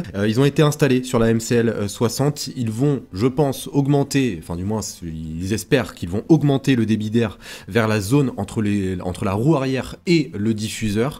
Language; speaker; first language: French; native; French